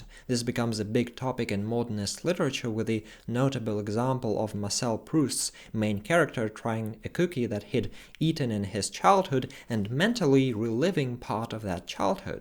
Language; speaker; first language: English; non-native, fluent; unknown